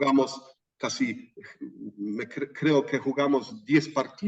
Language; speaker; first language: Spanish; non-native, fluent; Polish